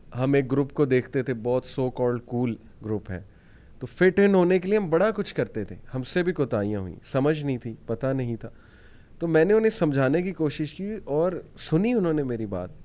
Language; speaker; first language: Urdu; native; Urdu